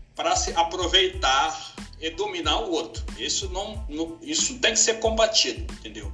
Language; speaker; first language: Portuguese; non-native, fluent; Wolof